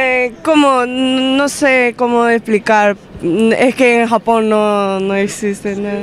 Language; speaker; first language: Spanish; non-native, learner; Japanese